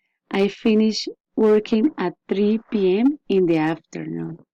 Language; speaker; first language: English; non-native, learner; Spanish